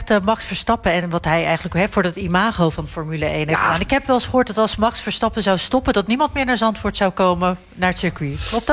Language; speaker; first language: Dutch; native; Dutch